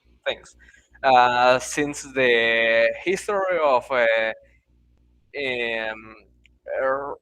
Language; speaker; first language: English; non-native, learner; Spanish